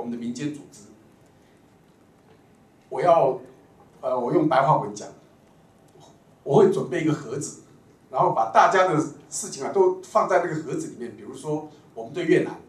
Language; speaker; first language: Chinese; native; Chinese